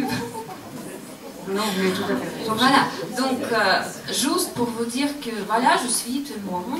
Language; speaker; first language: French; non-native, learner; Russian